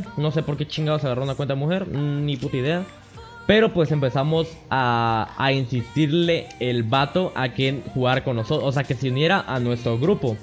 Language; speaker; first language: Spanish; native; Spanish